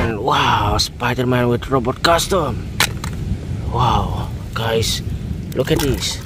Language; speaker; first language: English; non-native, learner; Indonesian